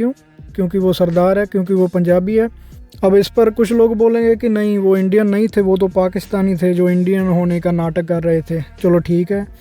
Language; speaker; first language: Hindi; non-native, local second language; Punjabi